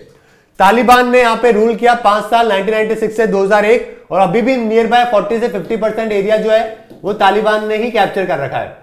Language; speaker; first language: Hindi; native; Hindi